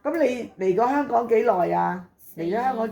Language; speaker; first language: Cantonese; native; Cantonese